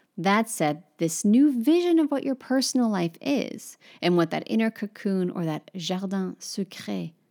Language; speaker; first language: English; native; English